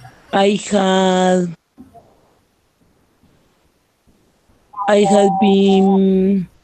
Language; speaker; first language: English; non-native, learner; Spanish